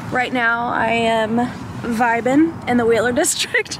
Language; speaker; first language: English; native; English